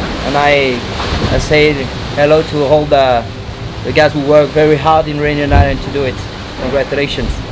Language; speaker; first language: English; non-native, learner; French